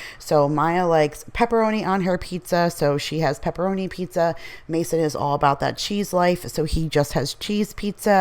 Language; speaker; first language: English; native; English